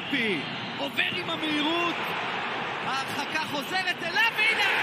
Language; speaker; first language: Hebrew; native; Hebrew